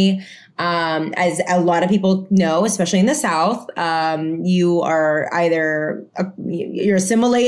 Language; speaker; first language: English; non-native, fluent; Spanish